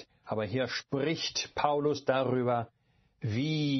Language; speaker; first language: German; non-native, fluent; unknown